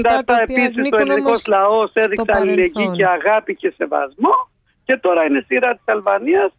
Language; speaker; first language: Greek; non-native, fluent; Albanian